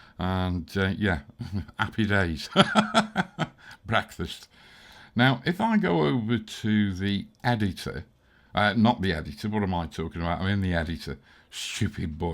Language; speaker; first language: English; native; English